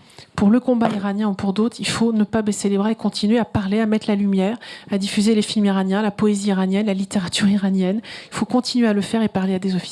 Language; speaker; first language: French; native; French